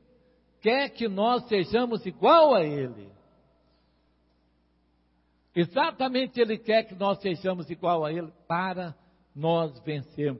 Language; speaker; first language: Portuguese; native; Portuguese